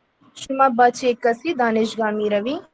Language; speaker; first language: Persian; non-native, learner; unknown